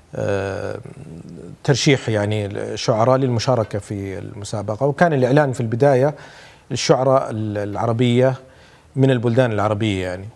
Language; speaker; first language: Arabic; non-native, local second language; Urdu